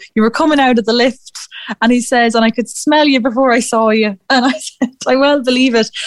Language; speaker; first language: English; native; English